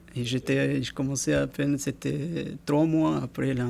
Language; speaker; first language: French; non-native, fluent; Spanish